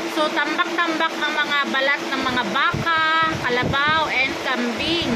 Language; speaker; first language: Filipino; native; Filipino